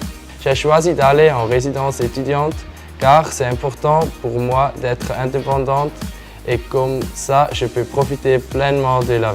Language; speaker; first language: French; non-native, fluent; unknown